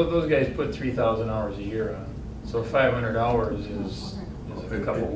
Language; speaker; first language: English; native; English